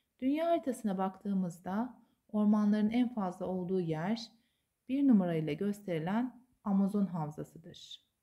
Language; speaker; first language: Turkish; native; Turkish